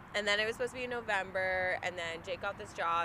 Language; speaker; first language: English; native; English